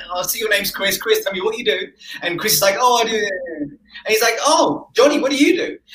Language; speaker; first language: English; native; English